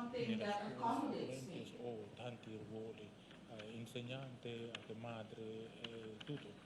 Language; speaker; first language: Italian; non-native, fluent; Indonesian